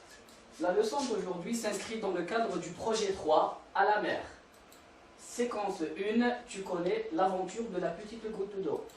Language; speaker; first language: French; non-native, local second language; Arabic